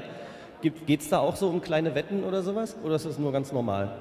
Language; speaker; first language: German; native; German